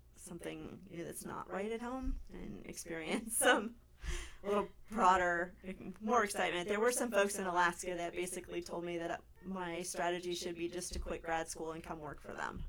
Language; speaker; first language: English; native; English